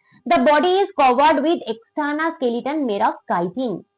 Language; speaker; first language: English; non-native, local second language; Bangla